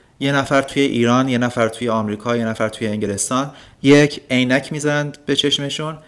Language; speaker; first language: Persian; native; Persian